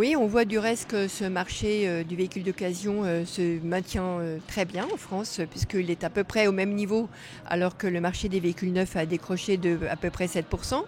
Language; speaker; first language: French; native; French